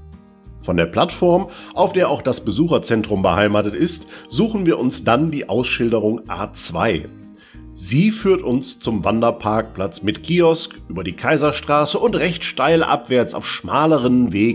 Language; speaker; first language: German; native; German